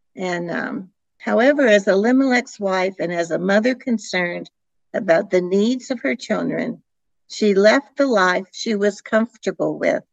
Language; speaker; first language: English; early bilingual, other home language; Dutch